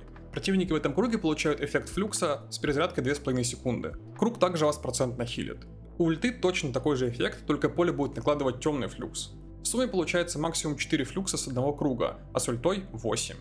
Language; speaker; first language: Russian; native; Russian